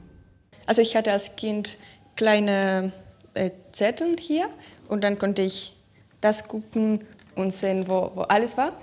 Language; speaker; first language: German; non-native, fluent; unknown